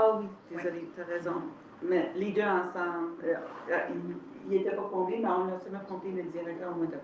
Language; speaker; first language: French; native; French